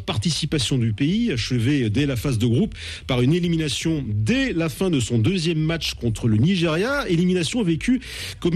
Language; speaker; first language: French; native; French